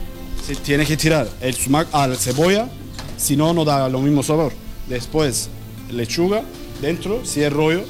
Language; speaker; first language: Spanish; non-native, learner; Turkish